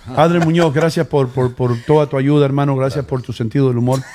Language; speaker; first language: Spanish; early bilingual, heritage; Spanish